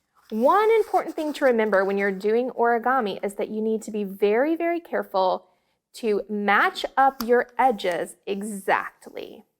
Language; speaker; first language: English; native; English